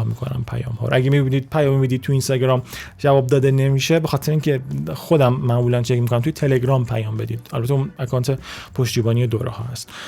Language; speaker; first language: Persian; native; Persian